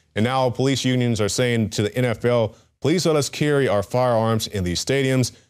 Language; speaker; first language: English; native; English